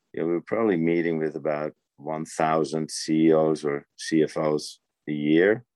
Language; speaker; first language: English; non-native, fluent; Dutch